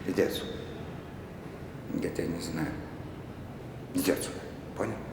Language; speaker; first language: Russian; native; Russian